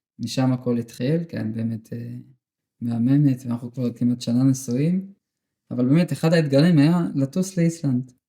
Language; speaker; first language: Hebrew; early bilingual, other home language; Russian